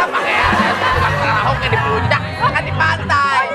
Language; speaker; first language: Indonesian; native; Indonesian